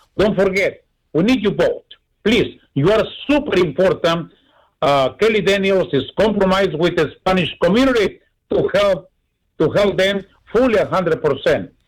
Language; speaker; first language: English; non-native, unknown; Spanish